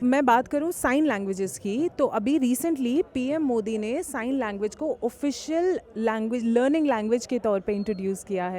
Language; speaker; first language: Hindi; native; Hindi